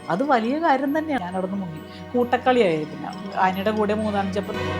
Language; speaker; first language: Malayalam; native; Malayalam